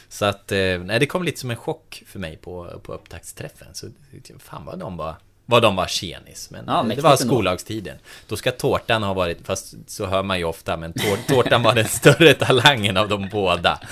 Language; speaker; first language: Swedish; native; Swedish